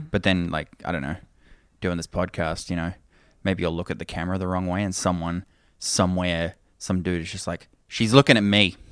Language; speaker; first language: English; native; English